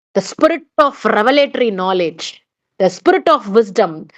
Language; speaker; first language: English; non-native, local second language; Tamil